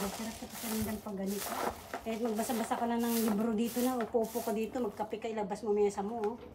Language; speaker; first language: Filipino; native; Filipino